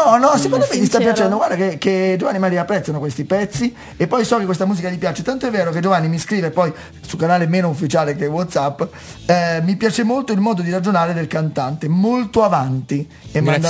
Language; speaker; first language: Italian; native; Italian